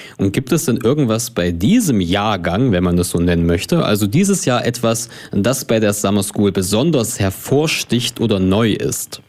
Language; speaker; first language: German; native; German